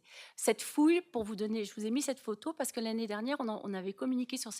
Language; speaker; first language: French; native; French